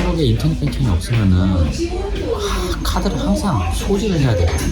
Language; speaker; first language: Korean; native; Korean